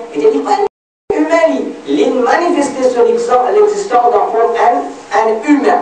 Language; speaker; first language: French; non-native, local second language; Morisyen